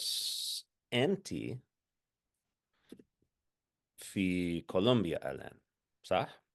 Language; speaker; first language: Arabic; non-native, fluent; English